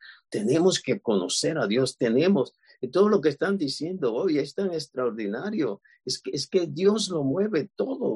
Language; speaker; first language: Spanish; native; Spanish